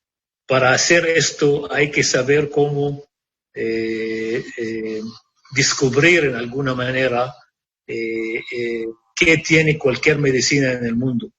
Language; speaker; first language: Spanish; non-native, fluent; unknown